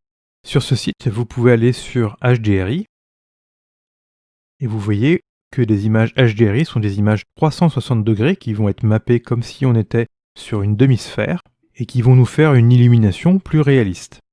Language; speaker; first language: French; native; French